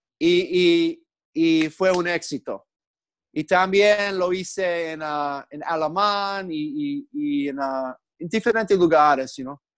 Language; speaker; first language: Spanish; non-native, learner; English